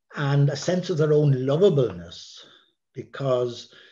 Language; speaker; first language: English; native; English